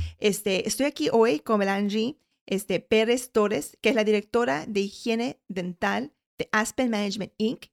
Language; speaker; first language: Spanish; early bilingual, heritage; Spanish